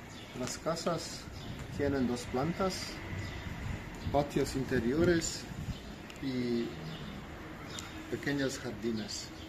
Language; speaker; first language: Spanish; non-native, learner; Slovenian